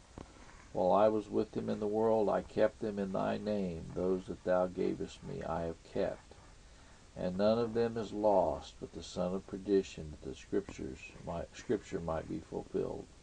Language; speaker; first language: English; native; English